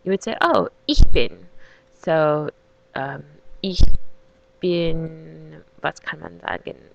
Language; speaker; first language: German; non-native, fluent; English